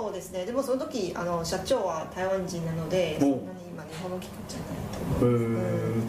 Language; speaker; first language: Japanese; non-native, fluent; Chinese